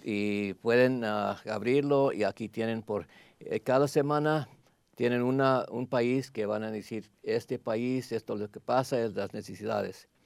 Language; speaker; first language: Spanish; early bilingual, heritage; Spanish